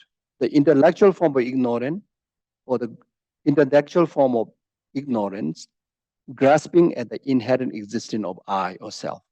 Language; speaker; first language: English; non-native, fluent; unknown